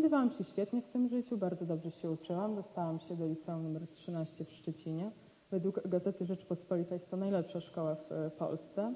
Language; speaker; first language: Polish; native; Polish